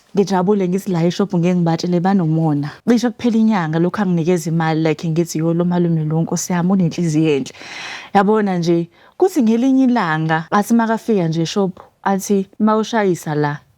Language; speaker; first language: Zulu; native; Zulu